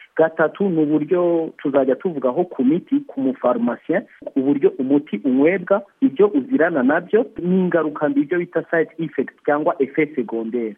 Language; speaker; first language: Kinyarwanda; early bilingual, heritage; Kinyarwanda